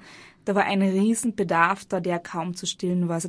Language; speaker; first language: German; native; German